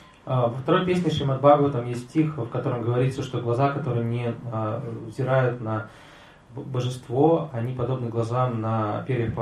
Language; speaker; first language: Russian; native; Russian